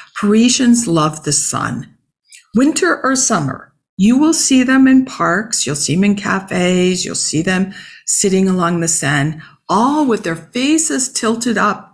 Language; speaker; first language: English; native; English